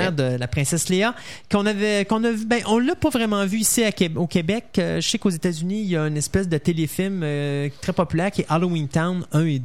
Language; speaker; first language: French; native; French